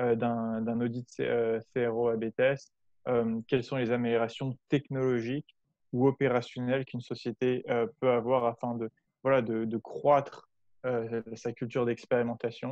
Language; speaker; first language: French; native; French